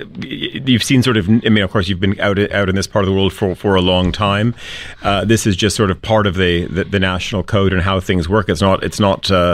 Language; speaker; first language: English; native; English